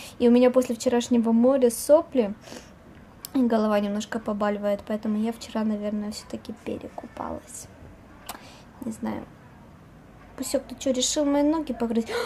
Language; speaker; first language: Russian; native; Russian